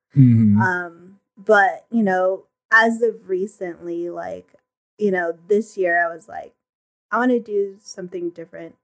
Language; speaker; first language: English; early bilingual, other home language; Filipino